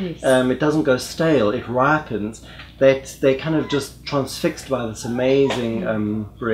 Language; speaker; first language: English; native; English